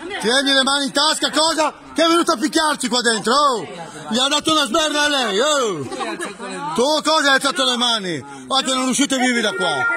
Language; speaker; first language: Italian; native; Italian